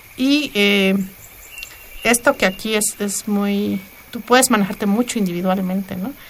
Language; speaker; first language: Spanish; non-native, local second language; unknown